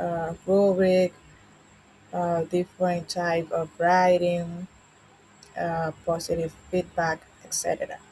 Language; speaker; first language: English; non-native, learner; Spanish